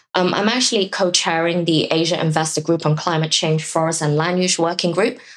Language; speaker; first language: English; non-native, local second language; Cantonese